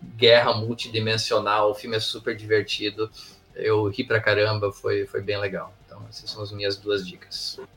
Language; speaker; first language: Portuguese; early bilingual, heritage; English